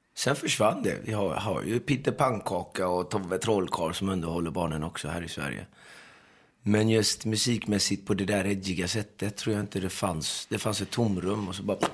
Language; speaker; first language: Swedish; early bilingual, other home language; Persian